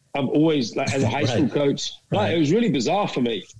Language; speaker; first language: English; native; English